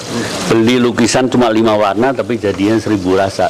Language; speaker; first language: Indonesian; native; Indonesian